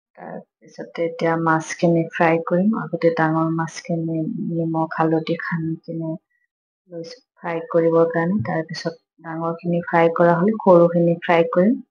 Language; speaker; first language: Assamese; native; Assamese